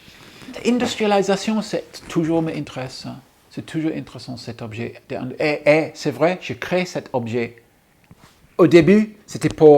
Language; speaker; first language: French; non-native, fluent; English